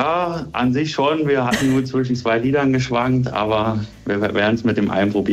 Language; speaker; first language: German; native; German